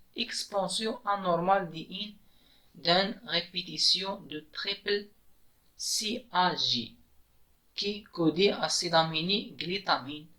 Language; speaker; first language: French; non-native, local second language; Arabic